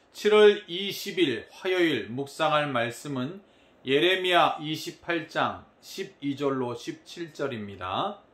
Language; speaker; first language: Korean; native; Korean